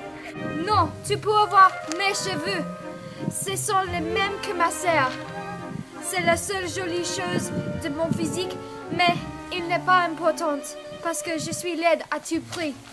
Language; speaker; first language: French; non-native, learner; English